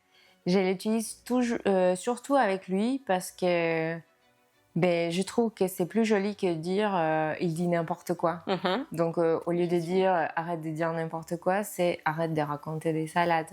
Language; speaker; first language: French; non-native, fluent; Spanish